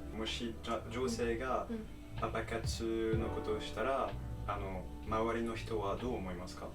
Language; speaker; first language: Japanese; non-native, fluent; French